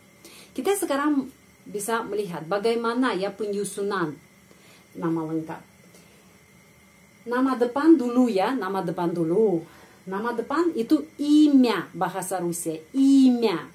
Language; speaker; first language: Indonesian; non-native, fluent; Russian